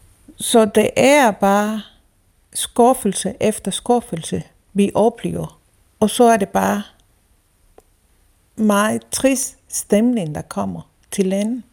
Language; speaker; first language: Danish; non-native, fluent; Spanish